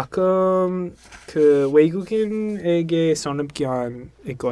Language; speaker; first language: Korean; non-native, learner; English